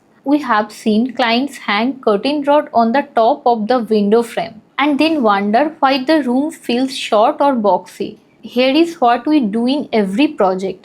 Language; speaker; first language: English; non-native, local second language; Hindi